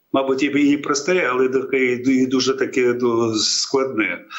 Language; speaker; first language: Ukrainian; native; Ukrainian